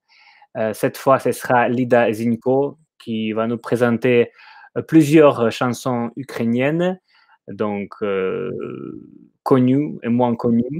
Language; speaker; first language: French; non-native, fluent; Ukrainian